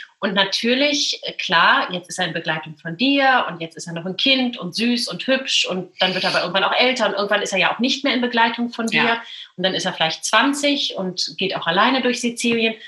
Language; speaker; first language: German; native; German